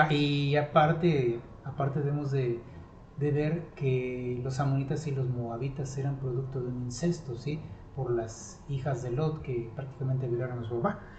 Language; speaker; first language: Spanish; native; Spanish